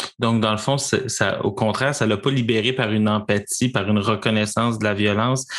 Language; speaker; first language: French; native; French